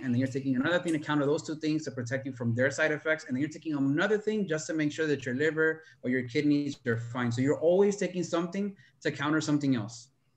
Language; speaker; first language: English; early bilingual, other home language; Spanish